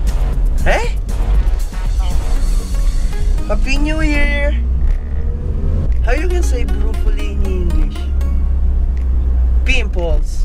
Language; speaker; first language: English; non-native, learner; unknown